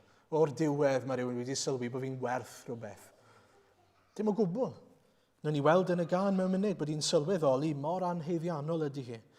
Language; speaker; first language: Welsh; native; Welsh